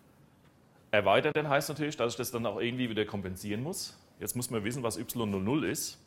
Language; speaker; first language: German; native; German